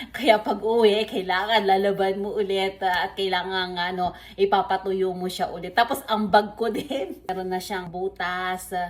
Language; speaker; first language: Filipino; non-native, local second language; Iloko